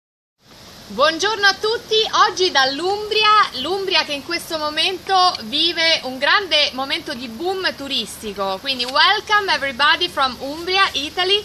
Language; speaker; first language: Italian; native; Italian